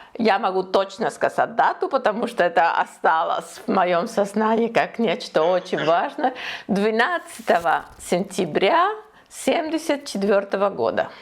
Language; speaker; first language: Russian; non-native, fluent; Spanish